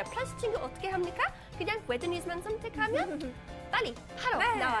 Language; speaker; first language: Korean; non-native, fluent; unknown